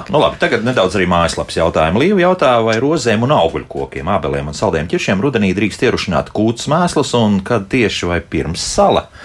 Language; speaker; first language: Latvian; native; Latvian